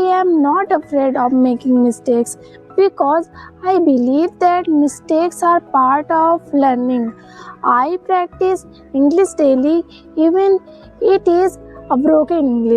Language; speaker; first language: English; non-native, learner; Hindi